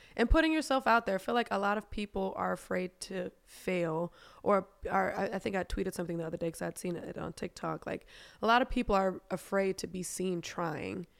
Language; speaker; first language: English; non-native, fluent; German